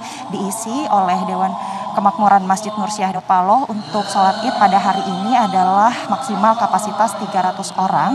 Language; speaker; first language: Indonesian; native; Indonesian